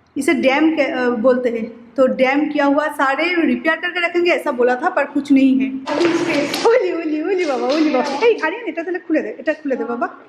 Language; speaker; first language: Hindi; non-native, local second language; Bangla